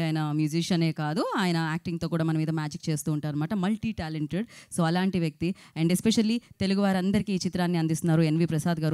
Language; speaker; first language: Telugu; native; Telugu